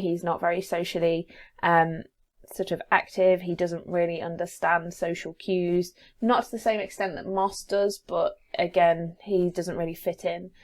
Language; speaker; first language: English; native; English